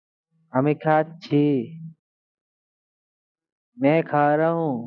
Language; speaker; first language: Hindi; non-native, learner; Bangla